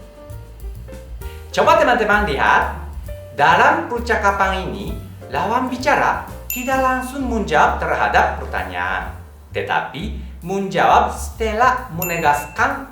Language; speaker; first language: Indonesian; non-native, fluent; Japanese